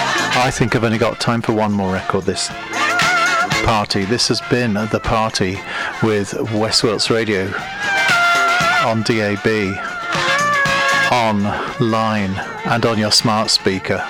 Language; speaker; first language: English; native; English